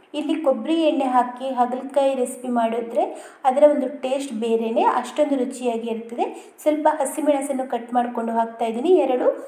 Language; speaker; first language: Kannada; non-native, local second language; Tulu